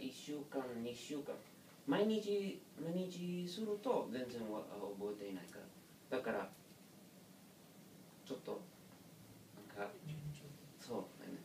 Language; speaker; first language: Japanese; non-native, learner; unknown